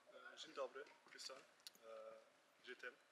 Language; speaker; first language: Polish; non-native, learner; French